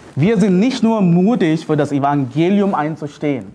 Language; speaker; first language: German; non-native, fluent; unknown